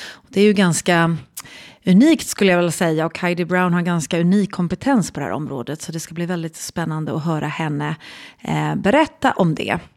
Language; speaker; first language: Swedish; native; Swedish